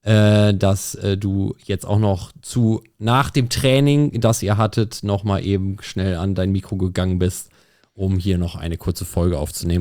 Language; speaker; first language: German; native; German